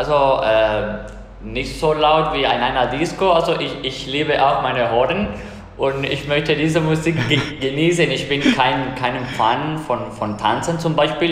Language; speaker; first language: German; non-native, fluent; Spanish